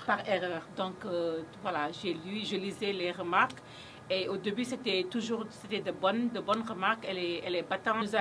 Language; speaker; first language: French; non-native, local second language; Wolof